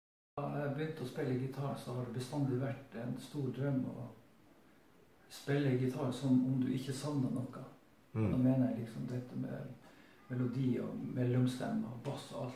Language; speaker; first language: Norwegian; native; Norwegian